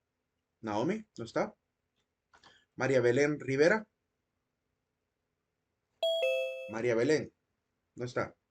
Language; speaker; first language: Spanish; native; Spanish